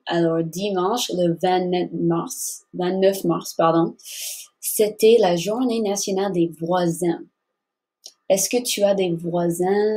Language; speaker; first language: French; non-native, fluent; English